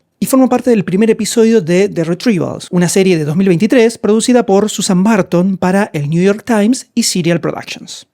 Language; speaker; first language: Spanish; native; Spanish